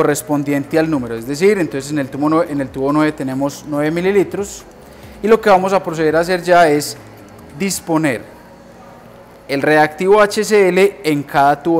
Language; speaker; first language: Spanish; native; Spanish